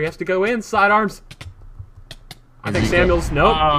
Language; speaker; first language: English; native; English